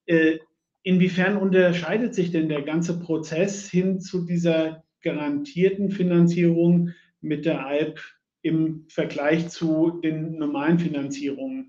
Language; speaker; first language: German; native; German